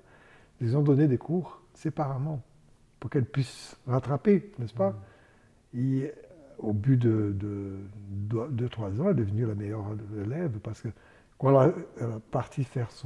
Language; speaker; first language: French; non-native, fluent; Portuguese